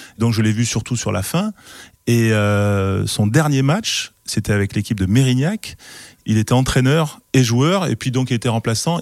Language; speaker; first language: French; native; French